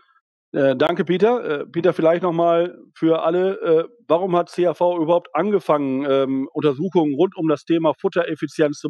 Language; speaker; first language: German; native; German